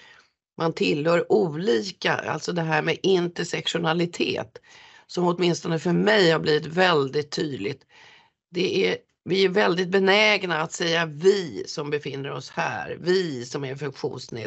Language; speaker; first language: Swedish; native; Swedish